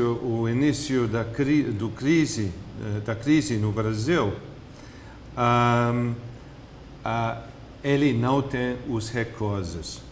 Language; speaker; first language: Portuguese; non-native, fluent; English